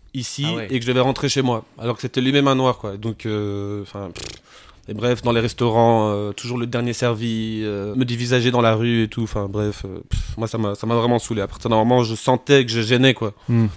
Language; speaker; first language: French; native; French